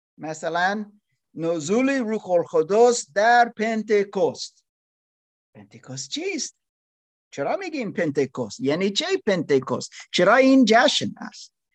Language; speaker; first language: Persian; non-native, learner; German